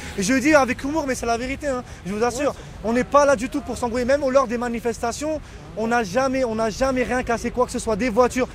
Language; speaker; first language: French; early bilingual, other home language; Arabic